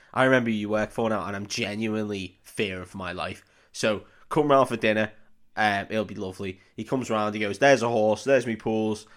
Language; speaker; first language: English; native; English